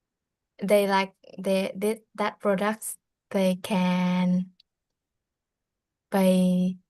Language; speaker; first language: English; non-native, learner; Vietnamese